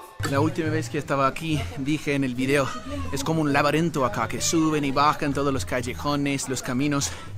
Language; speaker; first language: Spanish; non-native, learner; English